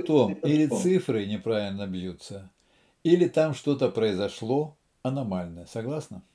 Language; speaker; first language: Russian; native; Russian